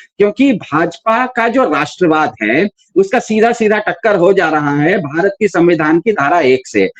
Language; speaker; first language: Hindi; non-native, local second language; Kannada